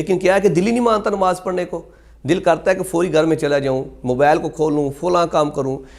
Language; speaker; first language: Urdu; non-native, local second language; Punjabi